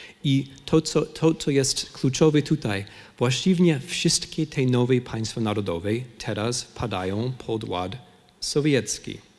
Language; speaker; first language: Polish; non-native, fluent; English